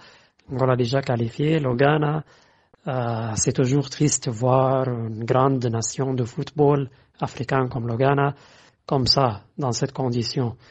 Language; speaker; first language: French; non-native, fluent; Arabic